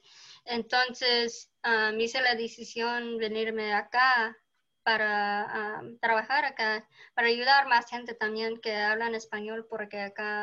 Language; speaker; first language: Spanish; early bilingual, heritage; Spanish